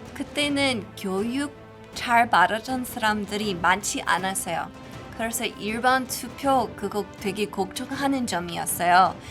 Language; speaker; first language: Korean; non-native, fluent; English